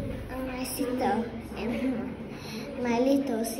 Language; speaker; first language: English; non-native, learner; Vietnamese